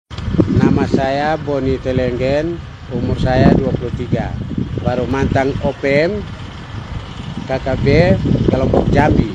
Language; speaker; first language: Indonesian; non-native, local second language; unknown